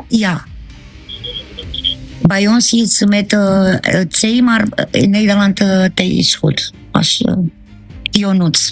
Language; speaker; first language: Dutch; non-native, learner; Romanian